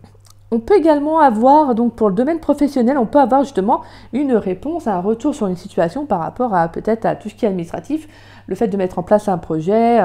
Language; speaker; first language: French; native; French